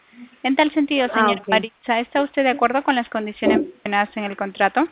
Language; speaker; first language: Spanish; native; Spanish